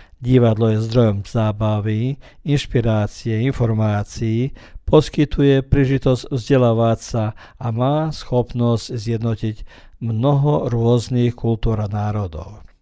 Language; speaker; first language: Slovak; early bilingual, heritage; Slovak